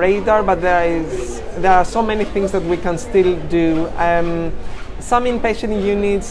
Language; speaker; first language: English; non-native, fluent; Greek